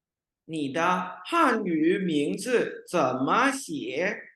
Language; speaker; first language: Chinese; non-native, fluent; Urdu